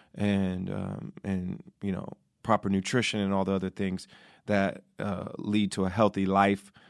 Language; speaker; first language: English; native; English